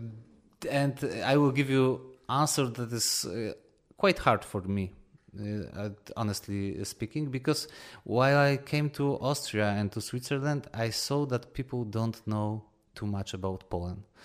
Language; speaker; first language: English; non-native, fluent; Polish